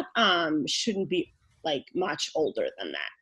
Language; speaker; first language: English; non-native, fluent; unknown